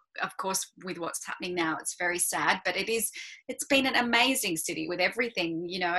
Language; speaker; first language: English; native; English